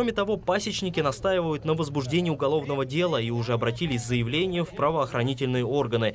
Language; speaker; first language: Russian; native; Russian